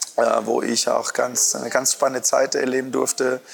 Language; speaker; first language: German; non-native, fluent; Spanish